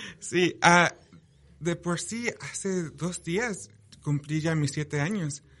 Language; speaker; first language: Spanish; early bilingual, heritage; Spanish